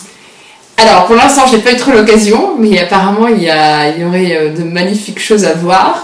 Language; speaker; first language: French; native; French